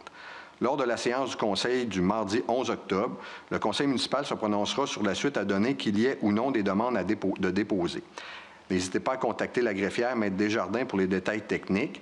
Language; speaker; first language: French; native; French